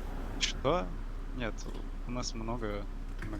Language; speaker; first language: Russian; non-native, learner; English